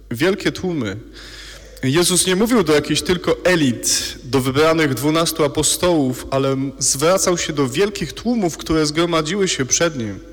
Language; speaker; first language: Polish; native; Polish